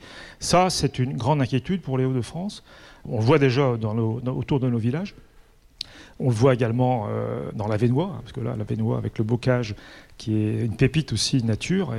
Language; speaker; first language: French; native; French